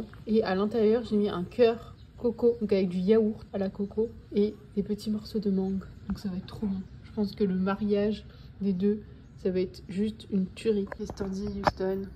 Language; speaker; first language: French; native; French